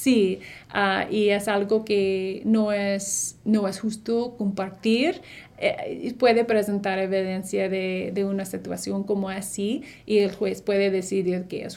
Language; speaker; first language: Spanish; non-native, fluent; English